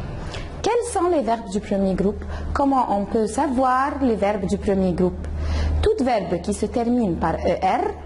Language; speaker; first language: French; non-native, fluent; Arabic